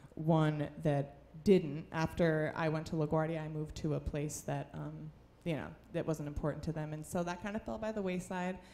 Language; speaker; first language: English; native; English